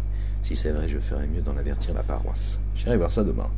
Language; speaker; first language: French; native; French